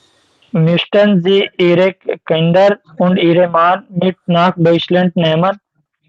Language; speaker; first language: German; non-native, learner; Hindi